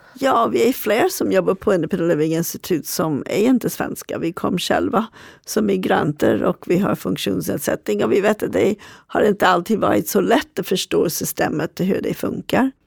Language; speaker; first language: Swedish; non-native, fluent; English